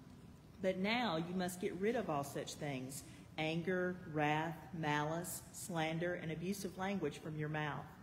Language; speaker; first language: English; native; English